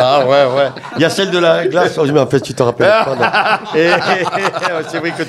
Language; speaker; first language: French; native; French